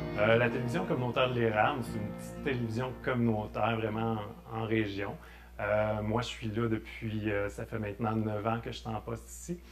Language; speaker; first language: French; native; French